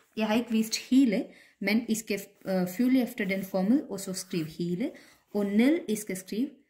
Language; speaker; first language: Danish; non-native, fluent; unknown